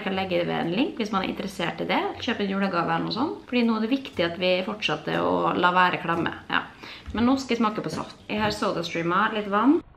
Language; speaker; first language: Norwegian; native; Norwegian